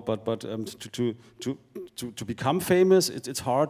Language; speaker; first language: English; non-native, fluent; German